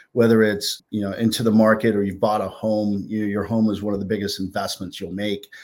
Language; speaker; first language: English; native; English